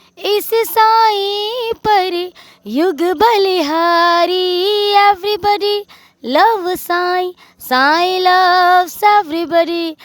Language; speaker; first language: Hindi; native; Hindi